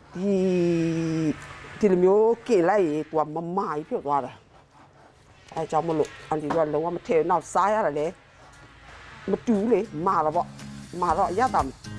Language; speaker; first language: Burmese; non-native, local second language; Western Kayah